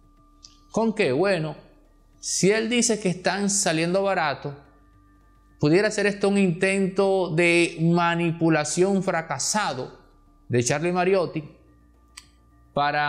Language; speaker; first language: Spanish; native; Spanish